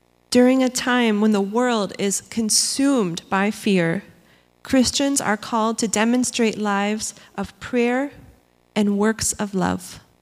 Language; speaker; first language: English; native; English